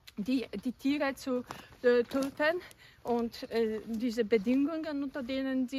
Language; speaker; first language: German; non-native, fluent; Polish